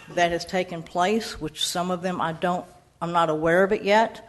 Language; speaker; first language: English; native; English